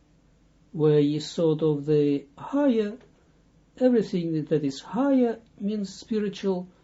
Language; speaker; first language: English; non-native, fluent; Dutch